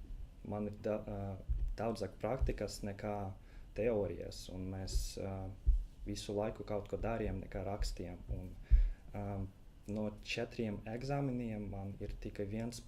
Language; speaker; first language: Latvian; non-native, local second language; Russian